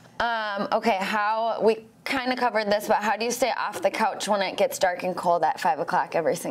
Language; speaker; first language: English; native; English